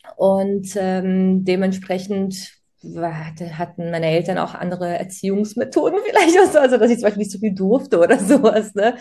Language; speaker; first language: German; early bilingual, other home language; Croatian